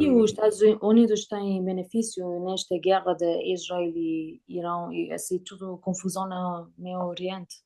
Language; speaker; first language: Portuguese; non-native, learner; Persian